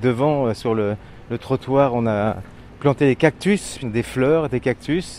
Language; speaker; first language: French; native; French